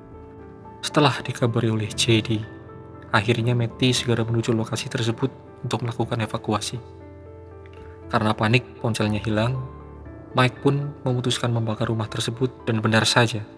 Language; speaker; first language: Indonesian; native; Indonesian